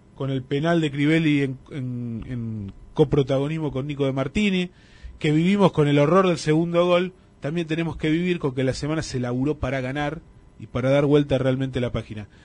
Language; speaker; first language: Spanish; native; Spanish